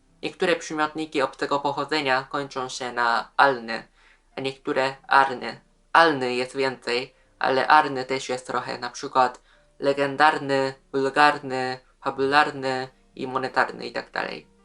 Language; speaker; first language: Polish; non-native, fluent; Japanese